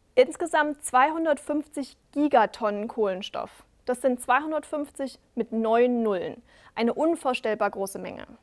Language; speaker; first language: German; native; German